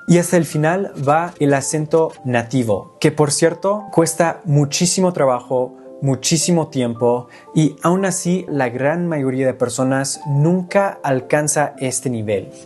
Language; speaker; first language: Spanish; non-native, fluent; English